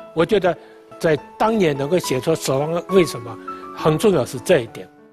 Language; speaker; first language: Chinese; native; Chinese